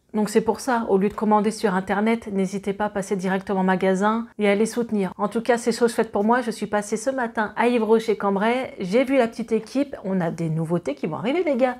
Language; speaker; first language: French; native; French